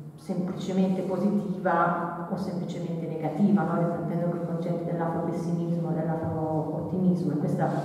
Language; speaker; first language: Italian; native; Italian